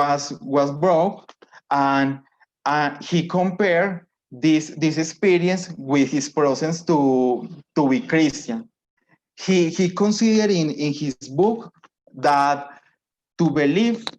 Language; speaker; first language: English; non-native, learner; Spanish